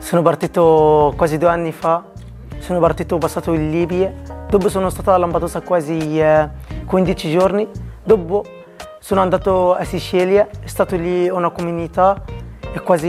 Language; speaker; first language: Italian; non-native, learner; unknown